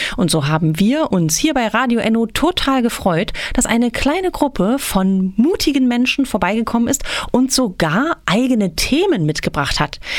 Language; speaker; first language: German; native; German